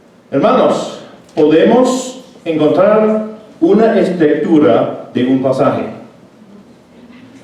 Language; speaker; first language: Spanish; non-native, fluent; English